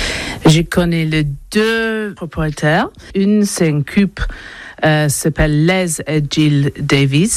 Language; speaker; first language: French; non-native, learner; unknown